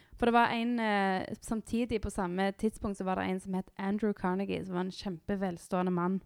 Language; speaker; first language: Norwegian; native; Norwegian